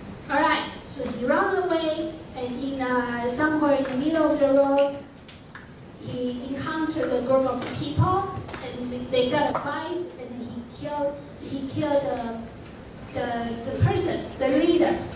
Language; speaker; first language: English; non-native, fluent; Chinese